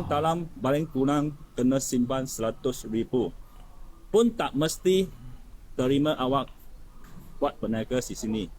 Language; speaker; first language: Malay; non-native, local second language; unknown